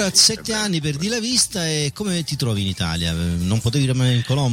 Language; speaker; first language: Italian; native; Italian